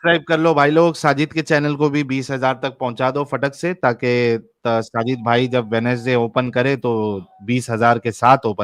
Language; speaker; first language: Hindi; native; Hindi